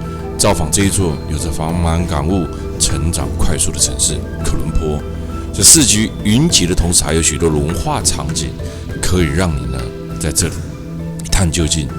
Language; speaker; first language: Chinese; native; Chinese